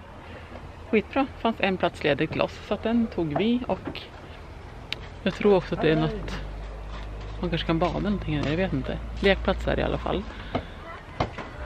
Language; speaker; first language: Swedish; native; Swedish